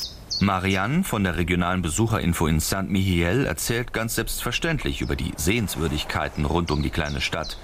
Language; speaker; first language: German; native; German